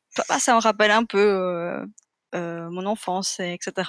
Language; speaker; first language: French; native; French